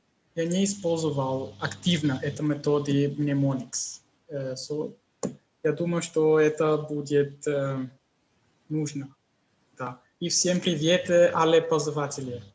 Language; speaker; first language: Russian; non-native, learner; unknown